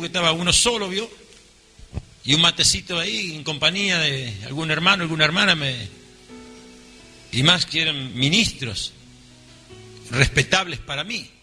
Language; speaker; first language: Spanish; native; Spanish